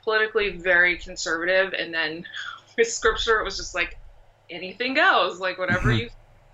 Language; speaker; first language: English; native; English